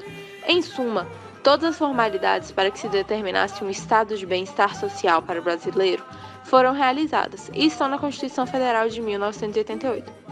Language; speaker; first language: Portuguese; native; Portuguese